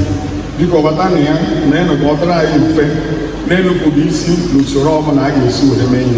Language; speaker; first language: Igbo; native; Igbo